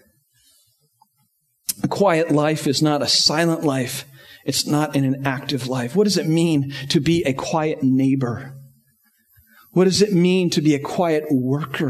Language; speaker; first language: English; native; English